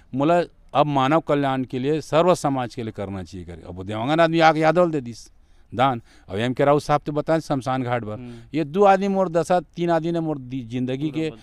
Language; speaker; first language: Hindi; native; Hindi